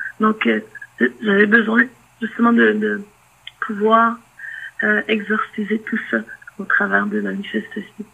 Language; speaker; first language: French; non-native, local second language; Innu-aimun